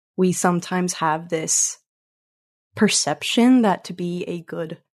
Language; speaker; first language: English; early bilingual, other home language; Spanish